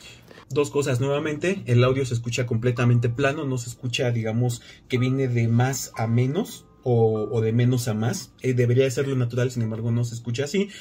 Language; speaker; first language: Spanish; native; Spanish